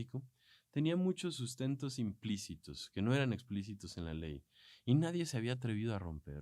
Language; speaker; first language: Spanish; native; Spanish